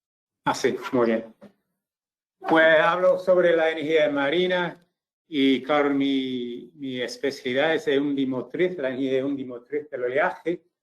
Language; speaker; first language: Spanish; non-native, fluent; English